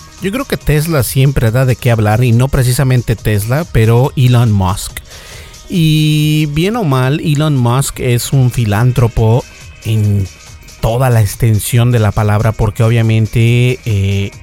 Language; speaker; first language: Spanish; native; Spanish